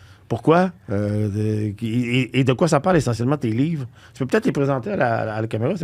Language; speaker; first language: French; native; French